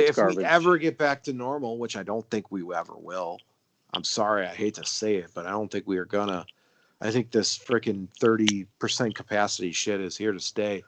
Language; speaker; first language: English; native; English